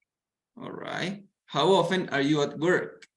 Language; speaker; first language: English; non-native, fluent; Spanish